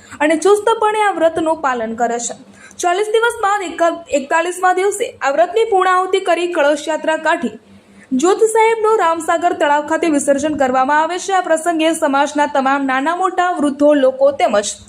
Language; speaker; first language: Gujarati; native; Gujarati